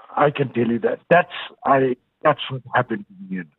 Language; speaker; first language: English; non-native, fluent; Bangla